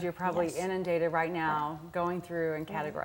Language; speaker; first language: English; native; English